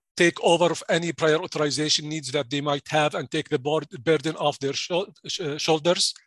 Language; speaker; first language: English; non-native, fluent; Arabic